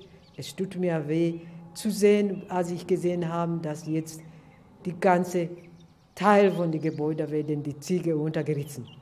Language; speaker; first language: German; non-native, learner; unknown